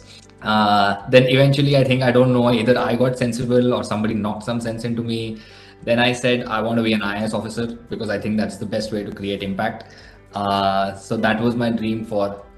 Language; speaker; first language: English; non-native, local second language; Telugu